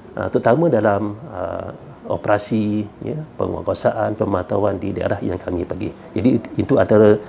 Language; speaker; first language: Malay; native; Malay